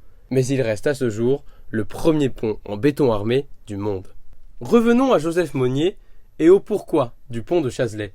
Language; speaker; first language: French; native; French